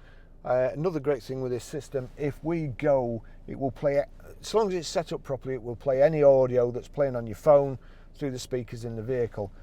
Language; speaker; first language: English; native; English